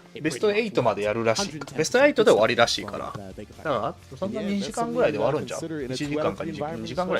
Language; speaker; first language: Japanese; native; Japanese